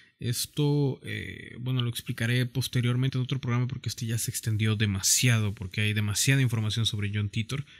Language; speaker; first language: Spanish; native; Spanish